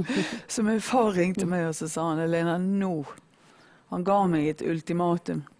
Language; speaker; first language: Norwegian; native; Norwegian